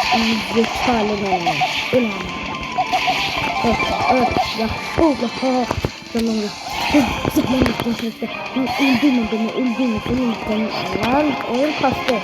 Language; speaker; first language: Turkish; non-native, learner; Azerbaijani